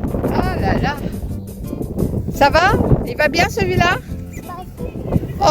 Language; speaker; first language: French; native; French